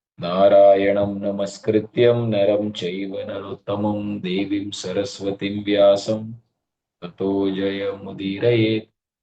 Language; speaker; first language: Malayalam; early bilingual, heritage; Malayalam